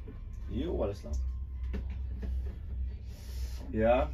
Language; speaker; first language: English; non-native, learner; German